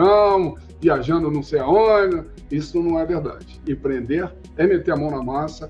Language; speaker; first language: Portuguese; native; Portuguese